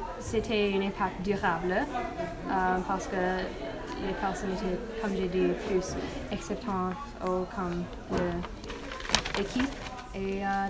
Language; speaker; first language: French; non-native, learner; English